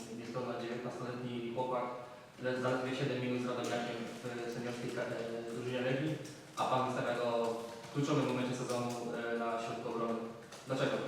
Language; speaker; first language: Polish; native; Polish